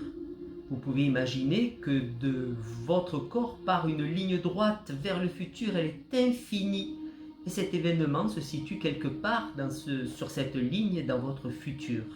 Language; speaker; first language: French; native; French